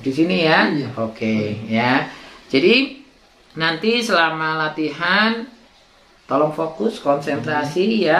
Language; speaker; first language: Indonesian; native; Indonesian